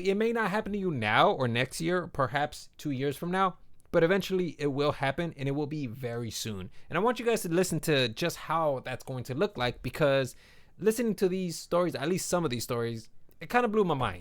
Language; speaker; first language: English; native; English